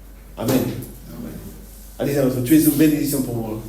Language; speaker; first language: French; non-native, fluent; Korean